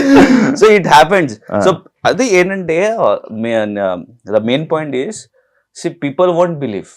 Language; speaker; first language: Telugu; non-native, learner; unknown